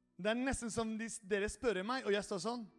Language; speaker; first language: Norwegian; non-native, fluent; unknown